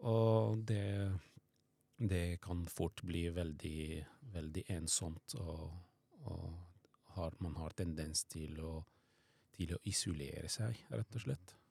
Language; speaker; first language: Norwegian; non-native, fluent; Arabic